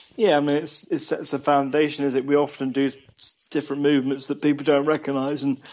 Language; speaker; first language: English; native; English